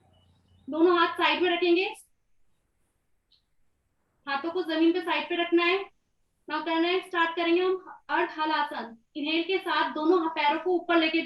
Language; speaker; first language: Hindi; native; Hindi